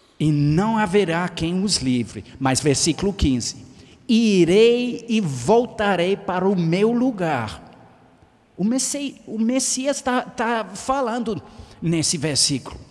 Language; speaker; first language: Portuguese; non-native, fluent; English